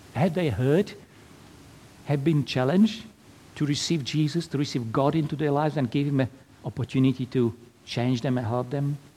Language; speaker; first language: English; non-native, fluent; Slovak